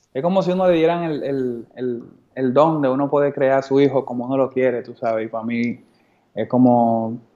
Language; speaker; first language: Spanish; native; Spanish